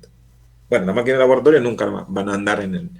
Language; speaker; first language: Spanish; native; Spanish